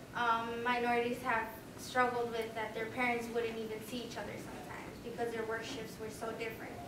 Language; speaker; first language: English; native; English